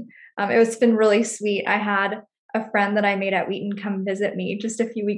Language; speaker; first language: English; native; English